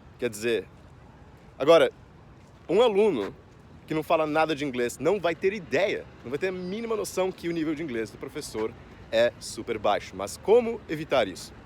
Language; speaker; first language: Portuguese; native; Portuguese